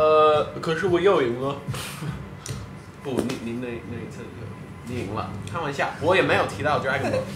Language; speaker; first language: Chinese; non-native, fluent; English